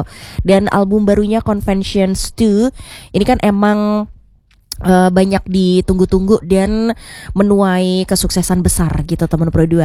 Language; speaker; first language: Indonesian; native; Indonesian